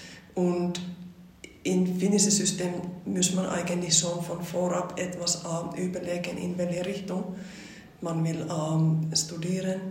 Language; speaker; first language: German; non-native, fluent; Finnish